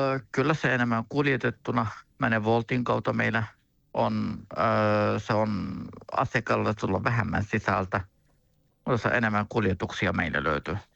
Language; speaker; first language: Finnish; non-native, learner; Turkish